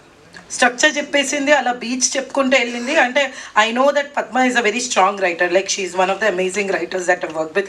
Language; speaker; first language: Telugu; native; Telugu